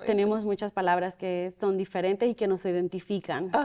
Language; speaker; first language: Spanish; early bilingual, other home language; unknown